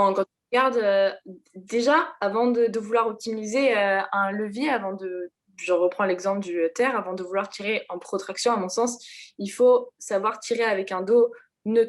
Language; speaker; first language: French; native; French